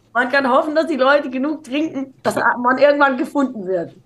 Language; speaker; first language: German; native; German